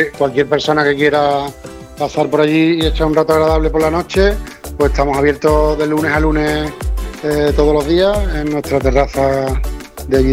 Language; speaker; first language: Spanish; native; Spanish